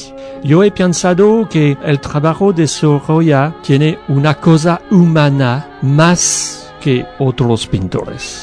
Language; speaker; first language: Spanish; non-native, learner; French